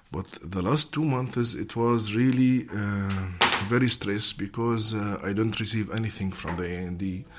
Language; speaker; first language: English; non-native, learner; Arabic